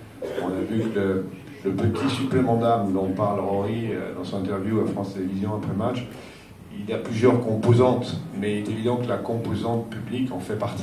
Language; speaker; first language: French; native; French